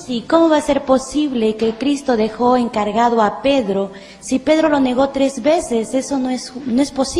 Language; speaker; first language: Spanish; native; Spanish